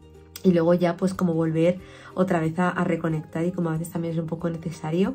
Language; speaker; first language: Spanish; native; Spanish